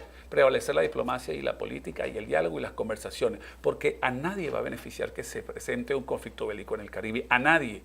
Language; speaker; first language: Spanish; native; Spanish